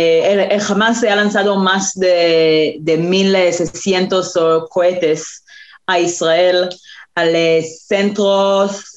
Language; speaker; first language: Spanish; non-native, fluent; Hebrew